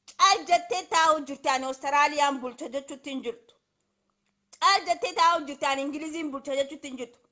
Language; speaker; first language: Oromo; native; Oromo